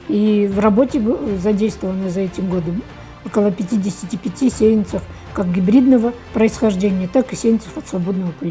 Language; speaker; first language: Russian; native; Russian